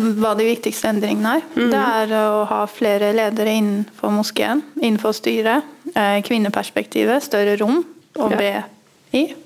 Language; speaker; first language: Norwegian; early bilingual, other home language; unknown